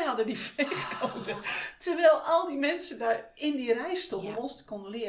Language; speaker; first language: Dutch; native; Dutch